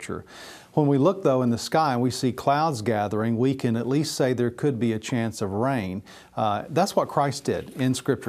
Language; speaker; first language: English; native; English